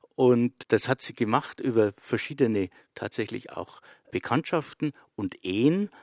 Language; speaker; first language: German; native; German